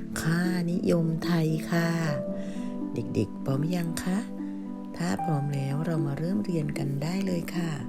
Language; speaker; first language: Thai; native; Thai